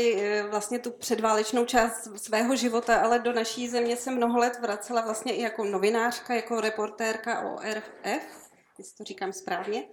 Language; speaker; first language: Czech; native; Czech